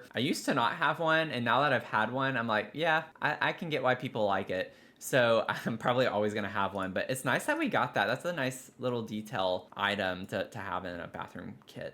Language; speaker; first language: English; native; English